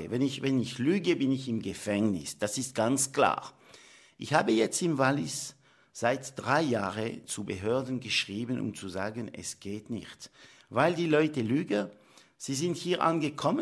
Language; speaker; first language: German; non-native, local second language; French